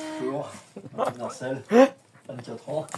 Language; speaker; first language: French; native; French